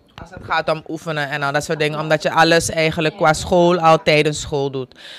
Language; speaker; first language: Dutch; native; Dutch